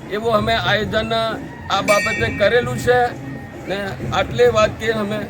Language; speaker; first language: Gujarati; non-native, local second language; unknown